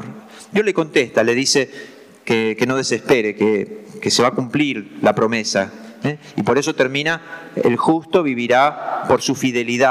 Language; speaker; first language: Spanish; native; Spanish